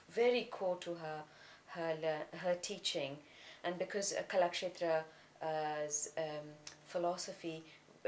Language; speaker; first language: English; non-native, local second language; Tamil